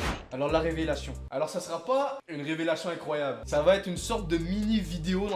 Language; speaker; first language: French; native; French